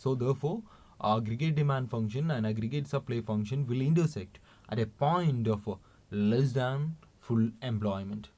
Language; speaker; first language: English; non-native, local second language; Malayalam